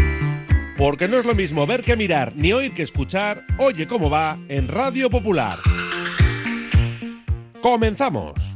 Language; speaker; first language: Spanish; native; Spanish